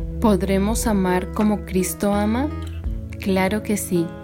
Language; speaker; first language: Spanish; native; Spanish